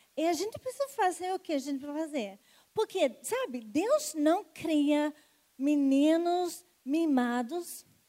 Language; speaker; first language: Portuguese; non-native, fluent; English